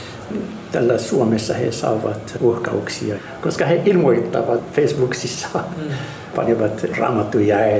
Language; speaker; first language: Finnish; non-native, fluent; Arabic